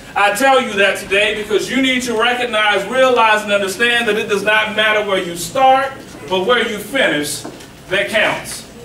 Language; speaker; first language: English; native; English